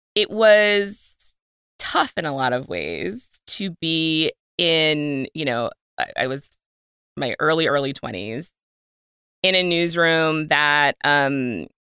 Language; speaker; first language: English; native; English